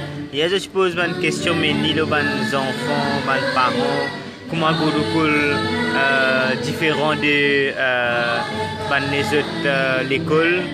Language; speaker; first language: French; non-native, learner; Morisyen